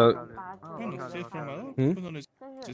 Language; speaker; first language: Spanish; native; Spanish